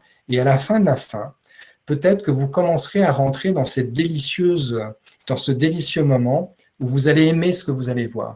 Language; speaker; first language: French; native; French